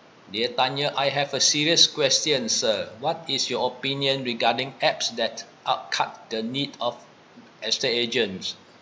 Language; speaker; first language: English; non-native, local second language; Malay